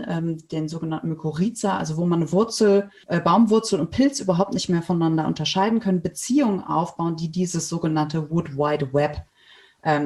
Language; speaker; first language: German; native; German